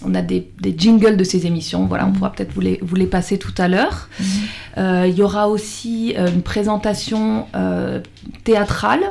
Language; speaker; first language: French; native; French